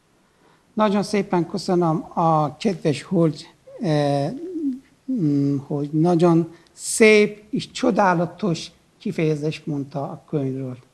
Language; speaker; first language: Hungarian; non-native, learner; Persian